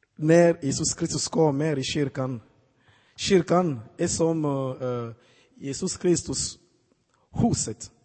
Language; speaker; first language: Swedish; non-native, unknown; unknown